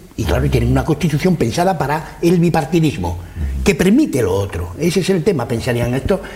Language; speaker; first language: Spanish; non-native, local second language; Catalan